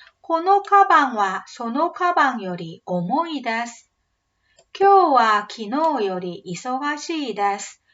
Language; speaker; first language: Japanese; non-native, fluent; Korean